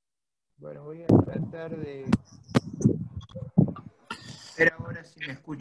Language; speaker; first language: Spanish; native; Spanish